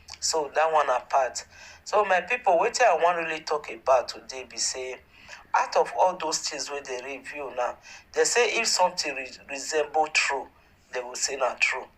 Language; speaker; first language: Nigerian Pidgin; native; Nigerian Pidgin